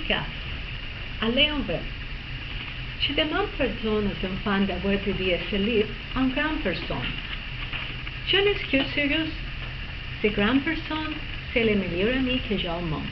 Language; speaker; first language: French; non-native, learner; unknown